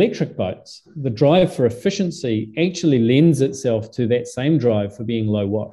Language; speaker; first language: English; native; English